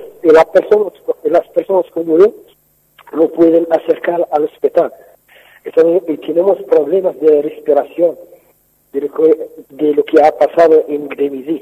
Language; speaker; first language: Spanish; non-native, fluent; Arabic